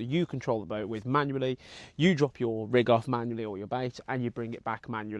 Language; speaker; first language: English; native; English